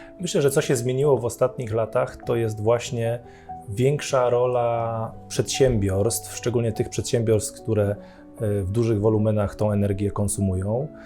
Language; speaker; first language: Polish; native; Polish